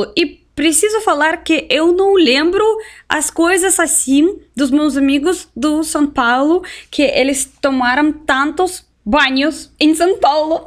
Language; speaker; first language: Portuguese; non-native, fluent; Russian